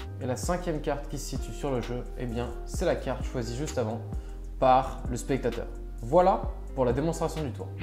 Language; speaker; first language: French; native; French